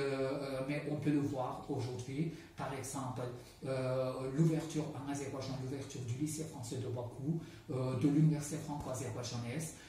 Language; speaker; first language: French; non-native, fluent; Azerbaijani